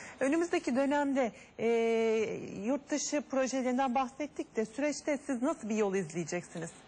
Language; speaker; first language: Turkish; native; Turkish